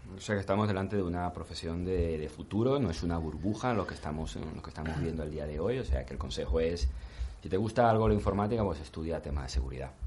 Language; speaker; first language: Spanish; native; Spanish